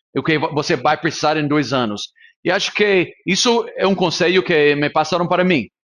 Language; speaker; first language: Portuguese; non-native, fluent; English